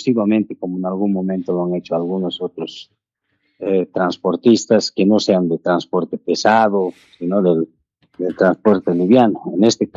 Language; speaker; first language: Spanish; native; Spanish